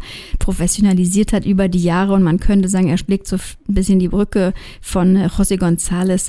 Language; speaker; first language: German; native; German